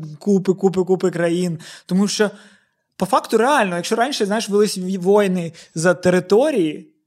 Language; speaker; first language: Ukrainian; native; Ukrainian